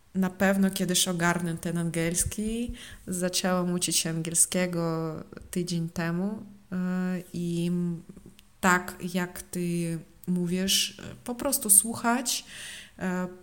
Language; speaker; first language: Polish; non-native, learner; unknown